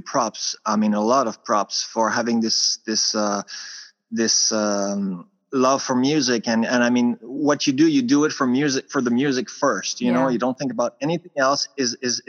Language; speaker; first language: English; non-native, fluent; French